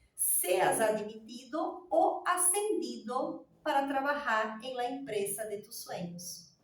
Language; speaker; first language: Spanish; non-native, fluent; Portuguese